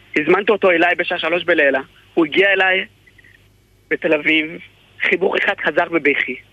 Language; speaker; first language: Hebrew; non-native, fluent; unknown